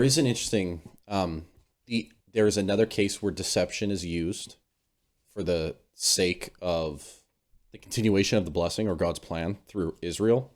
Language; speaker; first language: English; native; English